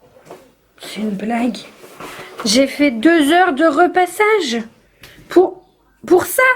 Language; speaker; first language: French; native; French